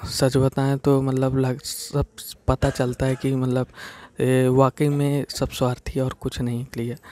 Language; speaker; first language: Hindi; native; Hindi